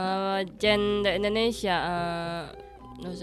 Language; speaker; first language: Catalan; non-native, learner; Indonesian